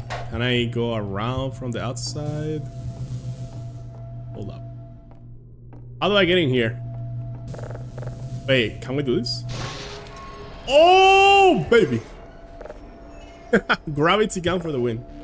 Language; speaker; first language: English; non-native, fluent; Spanish